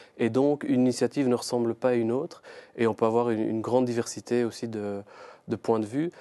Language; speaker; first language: French; native; French